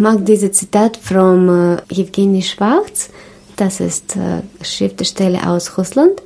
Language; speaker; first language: German; non-native, learner; Russian